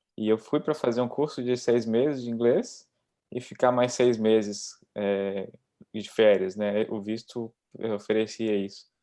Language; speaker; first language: Portuguese; native; Portuguese